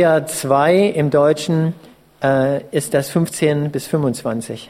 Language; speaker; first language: German; native; German